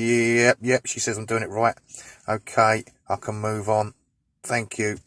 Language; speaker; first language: English; native; English